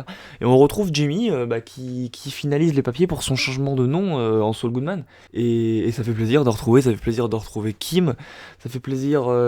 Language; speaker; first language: French; native; French